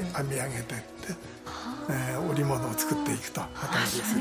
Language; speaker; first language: Japanese; native; Japanese